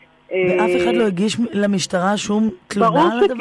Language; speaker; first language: Hebrew; native; Hebrew